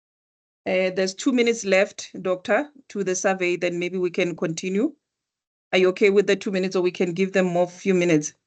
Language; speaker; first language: English; non-native, local second language; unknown